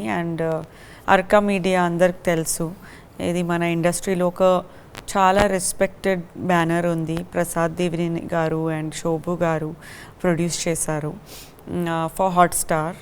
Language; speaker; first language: Telugu; non-native, learner; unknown